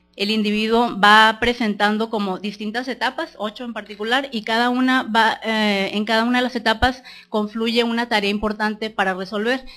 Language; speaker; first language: Spanish; native; Spanish